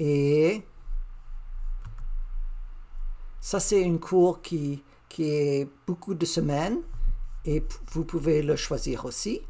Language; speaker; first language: French; non-native, learner; English